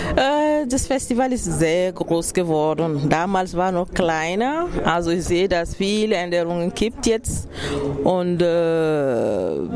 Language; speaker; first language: German; non-native, learner; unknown